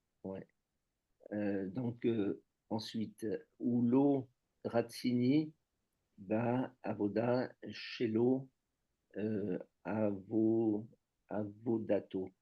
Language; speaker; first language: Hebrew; non-native, learner; French